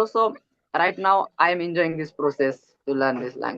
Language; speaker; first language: English; non-native, learner; Odia